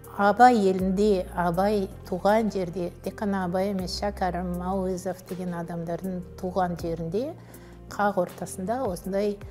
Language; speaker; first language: Kazakh; native; Kazakh